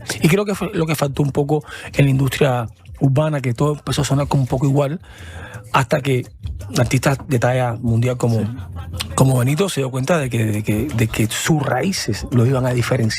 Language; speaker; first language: Spanish; native; Spanish